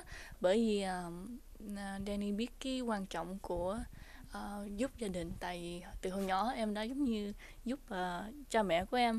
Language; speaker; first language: Vietnamese; early bilingual, heritage; Vietnamese